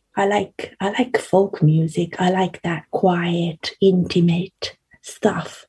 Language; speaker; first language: English; early bilingual, other home language; Italian